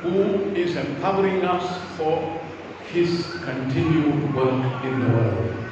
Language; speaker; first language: English; non-native, local second language; Malayalam